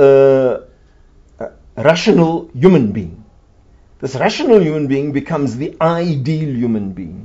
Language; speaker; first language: English; non-native, local second language; Afrikaans